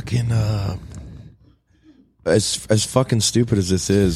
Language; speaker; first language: English; native; English